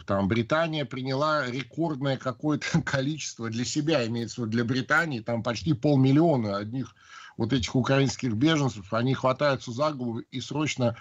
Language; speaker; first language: Russian; native; Russian